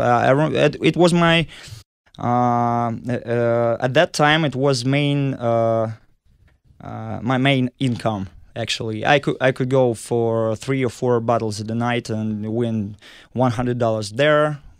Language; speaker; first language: English; non-native, fluent; Russian